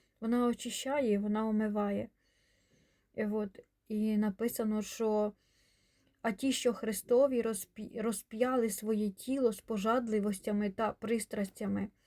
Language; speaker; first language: Ukrainian; non-native, local second language; Russian